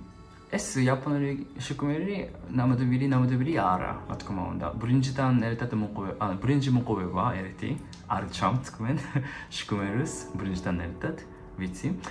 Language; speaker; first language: Georgian; non-native, fluent; Japanese